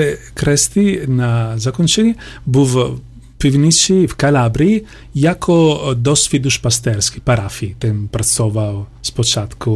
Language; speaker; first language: Polish; non-native, learner; Italian